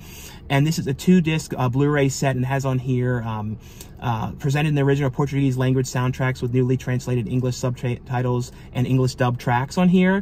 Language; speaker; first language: English; native; English